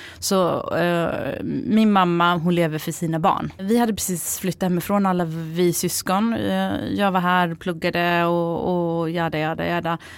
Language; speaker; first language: Swedish; early bilingual, other home language; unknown